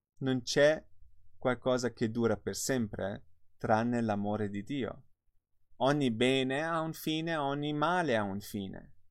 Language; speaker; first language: Italian; non-native, fluent; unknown